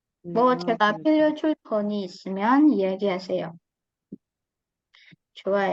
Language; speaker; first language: Korean; non-native, fluent; Indonesian